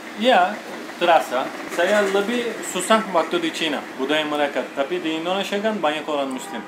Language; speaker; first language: Indonesian; non-native, fluent; Turkish